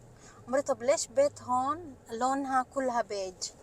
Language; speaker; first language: Arabic; non-native, fluent; Indonesian